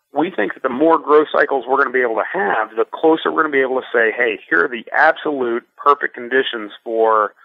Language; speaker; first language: English; native; English